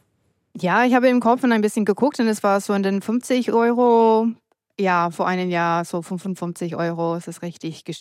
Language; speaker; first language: German; non-native, fluent; English